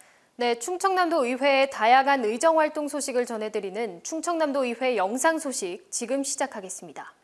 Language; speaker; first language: Korean; native; Korean